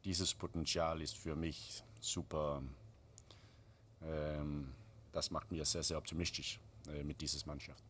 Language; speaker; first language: German; non-native, learner; Danish